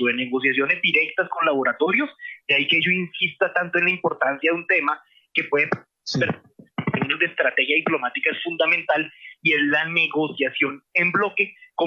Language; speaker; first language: Spanish; native; Spanish